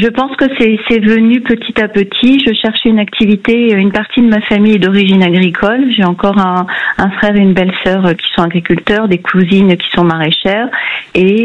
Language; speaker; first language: French; native; French